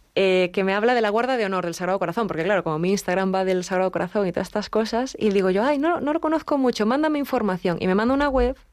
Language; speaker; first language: Spanish; native; Spanish